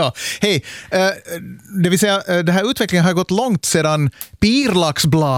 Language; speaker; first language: Swedish; native; Swedish